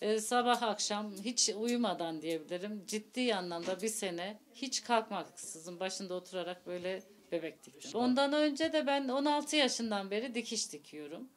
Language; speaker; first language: Turkish; early bilingual, heritage; Turkish